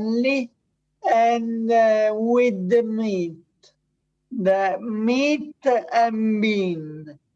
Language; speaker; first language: English; non-native, learner; Italian